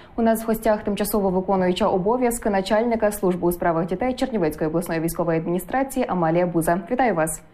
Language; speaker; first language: Ukrainian; native; Ukrainian